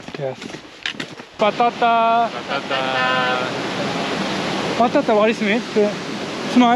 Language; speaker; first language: English; non-native, learner; Korean